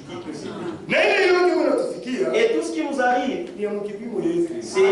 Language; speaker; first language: French; non-native, local second language; Swahili